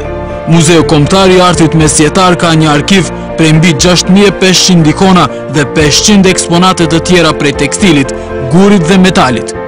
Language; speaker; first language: Albanian; native; Albanian